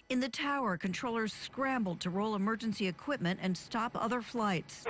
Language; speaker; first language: English; native; English